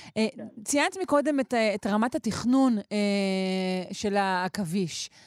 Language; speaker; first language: Hebrew; native; Hebrew